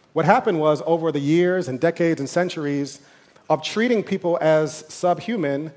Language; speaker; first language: English; native; English